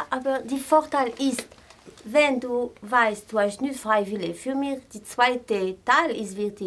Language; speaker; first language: German; non-native, fluent; French